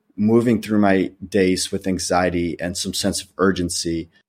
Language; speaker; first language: English; non-native, fluent; Dutch